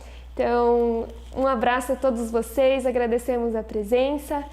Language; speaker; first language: Portuguese; native; Portuguese